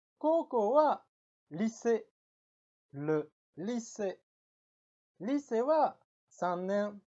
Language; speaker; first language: Japanese; non-native, fluent; French